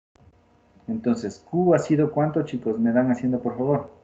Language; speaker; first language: Spanish; native; Spanish